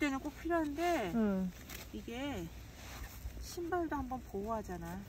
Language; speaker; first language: Korean; native; Korean